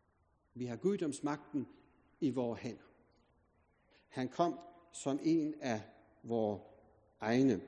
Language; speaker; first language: Danish; native; Danish